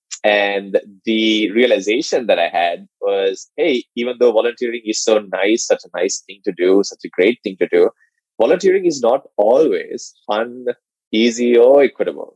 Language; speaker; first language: English; non-native, local second language; Sinhala